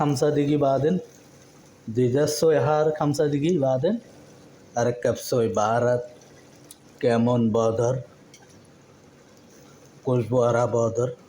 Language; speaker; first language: Arabic; non-native, learner; Bangla